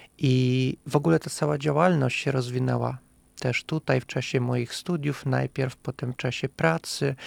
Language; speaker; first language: Polish; non-native, fluent; Russian